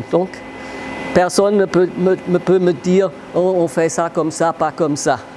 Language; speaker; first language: French; non-native, fluent; German